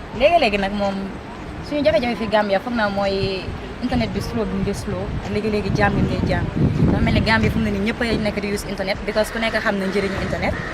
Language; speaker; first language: Wolof; non-native, local second language; Jola-Fonyi